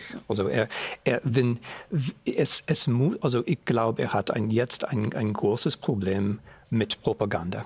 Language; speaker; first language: German; non-native, fluent; English